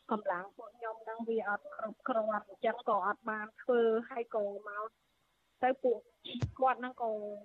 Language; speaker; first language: Khmer; native; Khmer